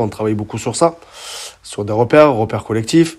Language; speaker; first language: French; native; French